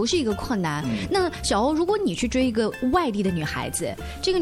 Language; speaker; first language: Chinese; native; Chinese